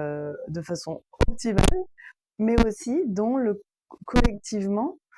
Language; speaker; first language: French; native; French